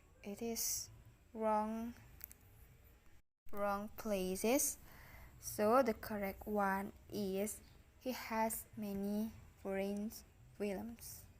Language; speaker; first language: English; non-native, learner; Indonesian